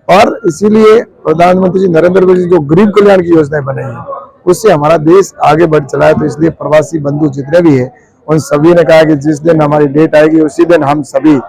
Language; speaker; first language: Hindi; native; Hindi